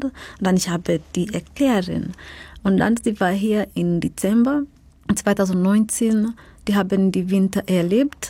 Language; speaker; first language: German; non-native, fluent; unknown